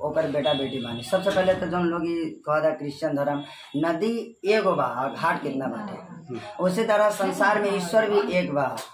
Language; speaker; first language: Bhojpuri; non-native, local second language; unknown